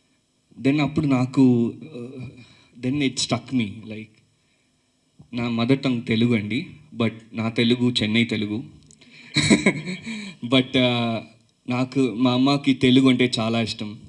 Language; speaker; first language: Telugu; early bilingual, heritage; Telugu